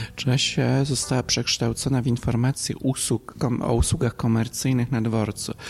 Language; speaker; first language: Polish; native; Polish